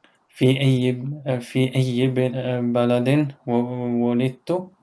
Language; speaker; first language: Arabic; non-native, learner; Norwegian